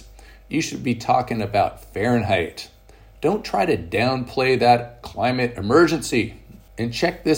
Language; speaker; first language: English; native; English